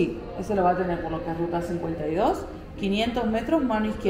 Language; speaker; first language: Spanish; native; Spanish